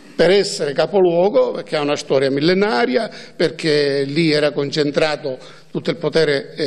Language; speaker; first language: Italian; native; Italian